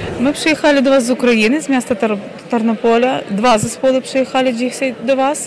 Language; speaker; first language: Polish; non-native, learner; Ukrainian